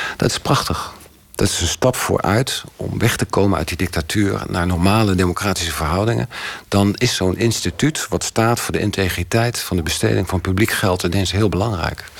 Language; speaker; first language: Dutch; native; Dutch